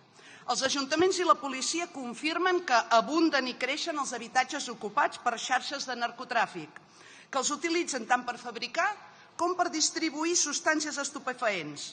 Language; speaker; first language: Catalan; native; Catalan